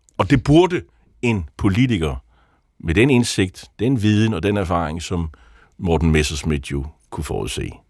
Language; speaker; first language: Danish; native; Danish